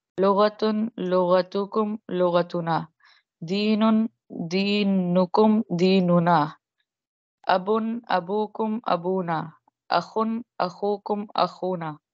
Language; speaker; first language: Arabic; non-native, learner; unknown